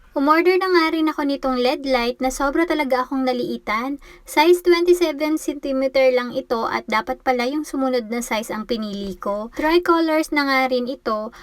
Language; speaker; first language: Filipino; native; Filipino